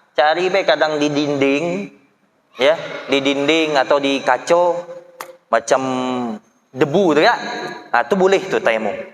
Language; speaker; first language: Malay; native; Malay